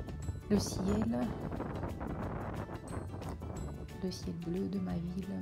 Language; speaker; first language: French; non-native, fluent; Russian